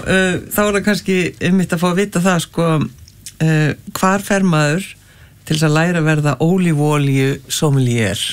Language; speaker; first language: Icelandic; native; Icelandic